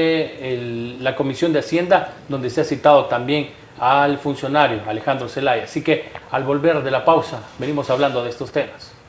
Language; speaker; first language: Spanish; native; Spanish